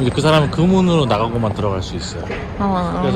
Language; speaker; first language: Korean; native; Korean